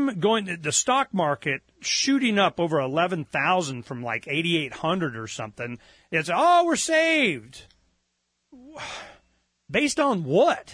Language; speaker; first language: English; native; English